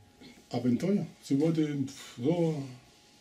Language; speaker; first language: German; non-native, learner; Spanish